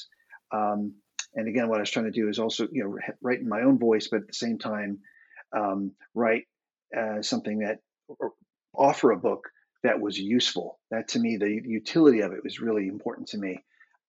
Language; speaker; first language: English; native; English